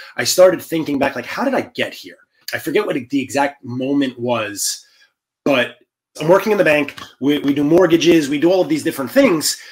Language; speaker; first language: English; native; English